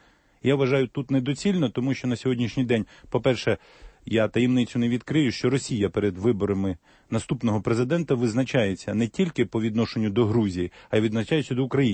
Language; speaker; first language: Ukrainian; native; Ukrainian